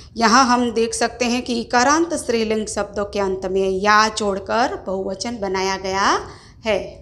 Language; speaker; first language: Hindi; non-native, local second language; Gujarati